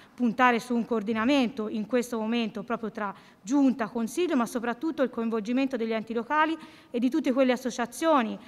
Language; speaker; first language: Italian; native; Italian